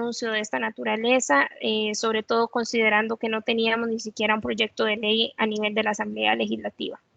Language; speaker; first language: Spanish; native; Spanish